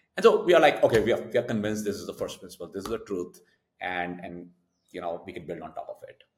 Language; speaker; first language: English; non-native, local second language; Hindi